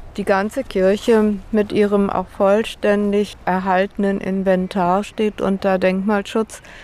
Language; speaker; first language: German; native; German